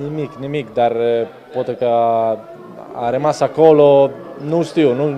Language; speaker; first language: Romanian; non-native, learner; Italian